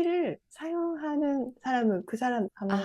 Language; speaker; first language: Korean; non-native, fluent; Japanese